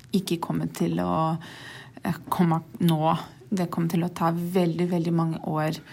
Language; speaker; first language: Norwegian; non-native, fluent; Portuguese